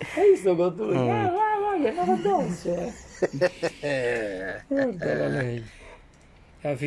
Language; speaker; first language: Italian; native; Italian